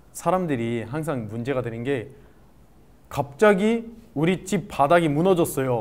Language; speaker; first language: Korean; non-native, fluent; Arabic